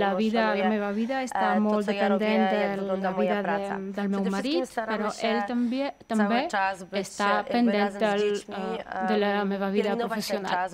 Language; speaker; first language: Catalan; non-native, learner; Polish